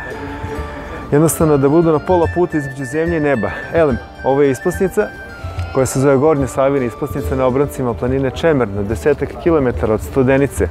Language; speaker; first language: Serbian; native; Serbian